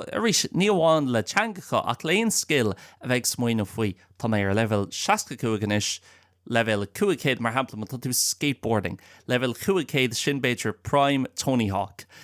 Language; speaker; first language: Irish; non-native, local second language; English